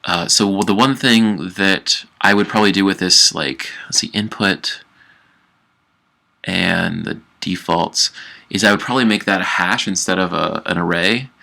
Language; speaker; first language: English; native; English